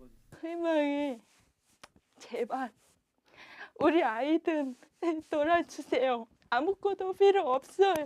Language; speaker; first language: Korean; non-native, learner; Vietnamese